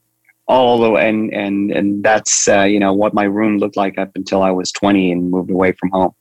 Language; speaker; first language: English; non-native, fluent; Swedish